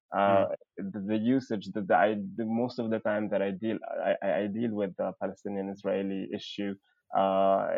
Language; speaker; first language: English; non-native, fluent; Arabic